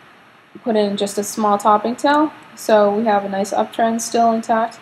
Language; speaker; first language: English; native; English